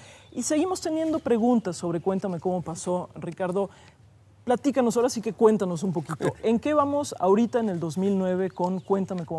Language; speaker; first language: Spanish; native; Spanish